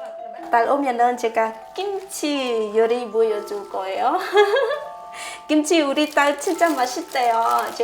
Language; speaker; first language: Korean; non-native, learner; Khmer